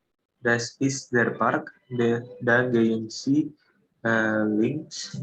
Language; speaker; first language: German; non-native, learner; Indonesian